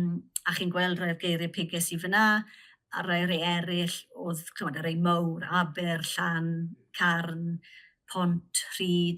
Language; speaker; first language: Welsh; native; Welsh